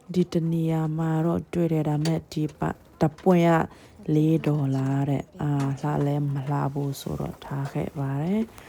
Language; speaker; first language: Burmese; non-native, local second language; Tedim Chin